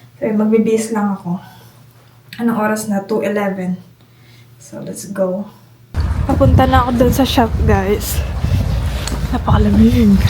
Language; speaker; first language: Filipino; native; Filipino